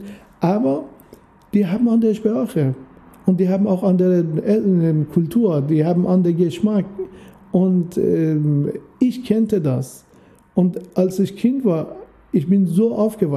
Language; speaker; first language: German; non-native, fluent; Persian